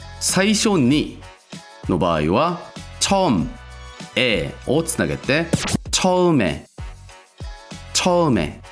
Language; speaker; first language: Japanese; non-native, local second language; Korean